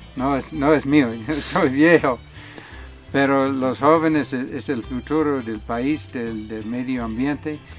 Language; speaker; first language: Spanish; non-native, learner; English